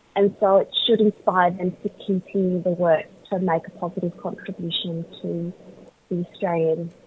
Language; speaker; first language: English; early bilingual, other home language; Vietnamese